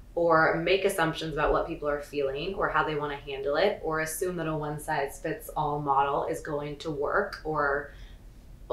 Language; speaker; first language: English; native; English